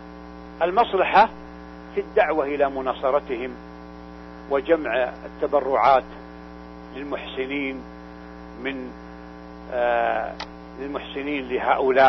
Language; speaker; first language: Arabic; native; Arabic